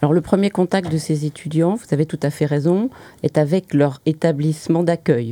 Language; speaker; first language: French; native; French